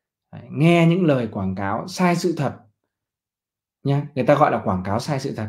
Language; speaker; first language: Vietnamese; native; Vietnamese